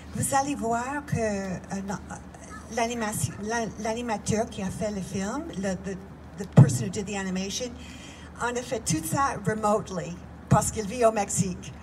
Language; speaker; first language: French; non-native, fluent; English